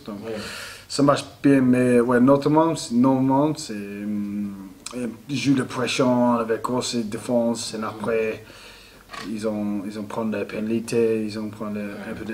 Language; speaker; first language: French; non-native, learner; English